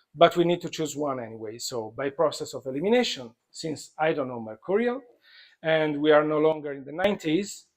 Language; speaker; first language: English; non-native, fluent; Italian